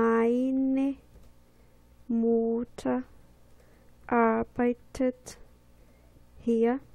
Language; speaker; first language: German; non-native, fluent; Portuguese